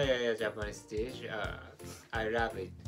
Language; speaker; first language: English; non-native, learner; Japanese